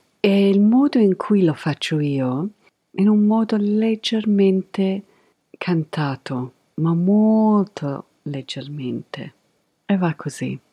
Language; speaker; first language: Italian; non-native, fluent; English